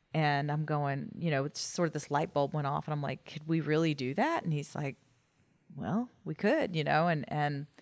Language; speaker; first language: English; native; English